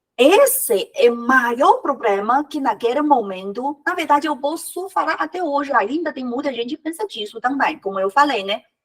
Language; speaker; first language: Portuguese; non-native, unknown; Chinese